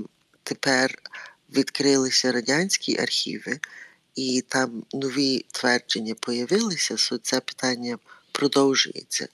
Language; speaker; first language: Ukrainian; early bilingual, heritage; Ukrainian